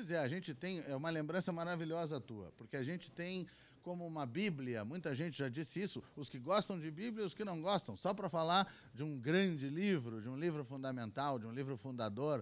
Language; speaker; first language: Portuguese; native; Portuguese